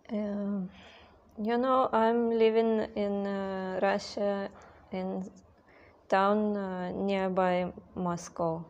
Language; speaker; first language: English; non-native, learner; Russian